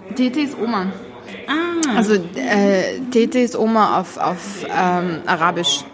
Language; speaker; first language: German; early bilingual, heritage; Arabic